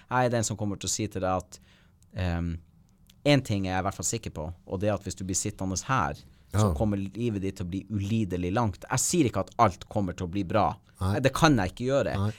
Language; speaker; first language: Norwegian; native; Norwegian